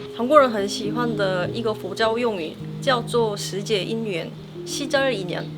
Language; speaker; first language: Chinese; non-native, fluent; Korean